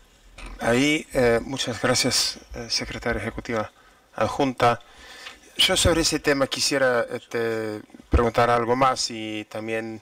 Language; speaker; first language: Spanish; non-native, fluent; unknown